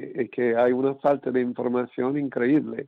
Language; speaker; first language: Spanish; non-native, fluent; English